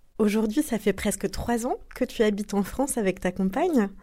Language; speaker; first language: French; native; French